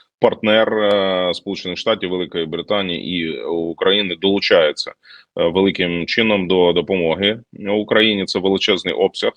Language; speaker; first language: Ukrainian; native; Ukrainian